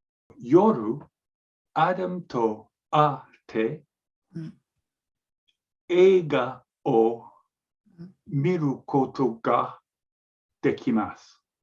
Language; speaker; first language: Japanese; non-native, learner; English